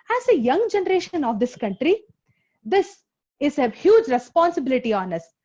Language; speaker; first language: English; non-native, local second language; Kannada